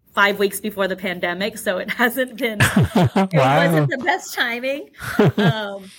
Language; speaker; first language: English; native; English